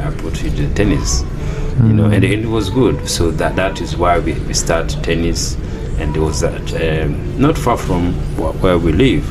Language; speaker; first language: English; non-native, local second language; Kinyarwanda